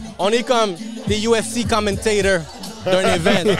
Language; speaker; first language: French; native; French